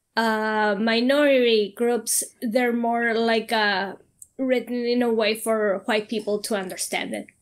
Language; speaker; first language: English; non-native, fluent; Spanish